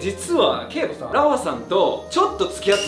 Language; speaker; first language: Japanese; native; Japanese